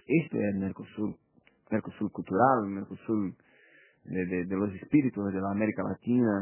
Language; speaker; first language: Spanish; non-native, fluent; Portuguese